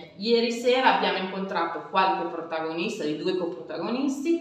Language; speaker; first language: Italian; native; Italian